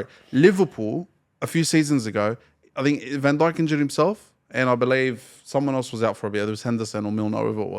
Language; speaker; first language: English; native; English